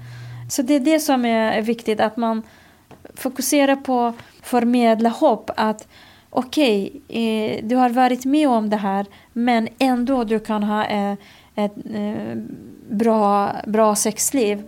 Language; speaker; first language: Swedish; non-native, fluent; Kurdish